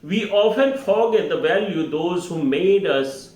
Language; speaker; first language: English; non-native, local second language; Hindi